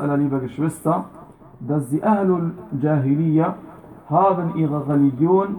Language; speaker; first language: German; non-native, fluent; Arabic